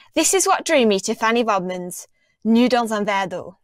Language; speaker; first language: English; native; English